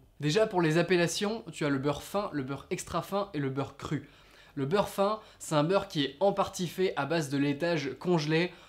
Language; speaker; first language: French; native; French